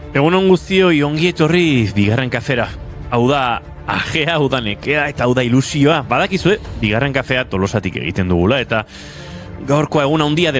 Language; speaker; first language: Basque; native; Basque